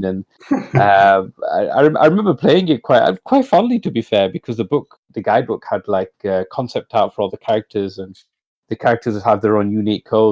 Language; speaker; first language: English; native; English